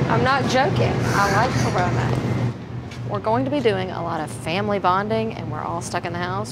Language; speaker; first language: English; native; English